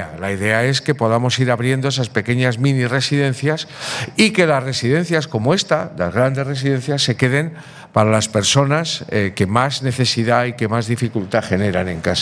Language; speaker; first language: Spanish; native; Spanish